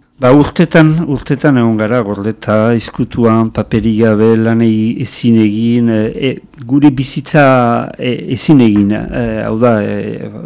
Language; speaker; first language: Basque; native; Basque